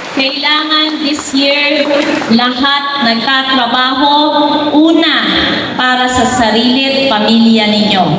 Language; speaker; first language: Filipino; native; Filipino